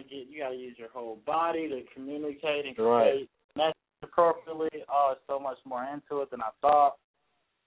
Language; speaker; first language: English; native; English